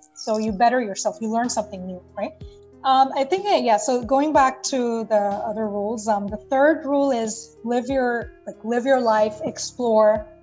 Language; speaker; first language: English; non-native, local second language; Bangla